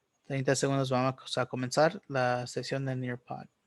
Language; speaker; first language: Spanish; early bilingual, heritage; Spanish